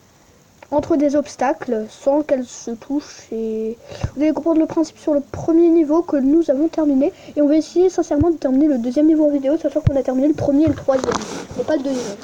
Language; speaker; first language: French; native; French